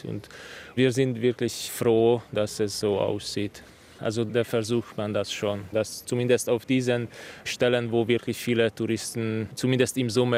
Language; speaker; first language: German; non-native, fluent; Hungarian